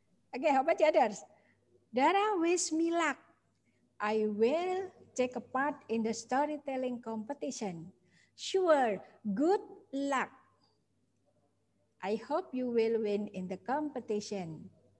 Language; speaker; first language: English; non-native, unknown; Javanese